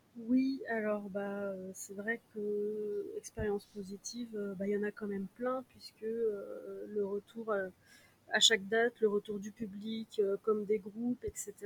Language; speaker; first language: French; native; French